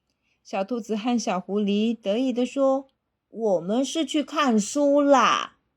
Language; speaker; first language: Chinese; native; Chinese